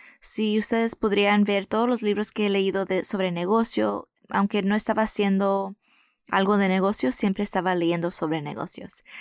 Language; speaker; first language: Spanish; early bilingual, heritage; Spanish